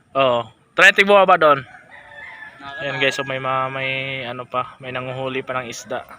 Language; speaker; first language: Filipino; native; Filipino